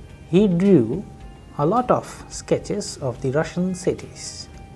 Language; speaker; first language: English; non-native, local second language; Hindi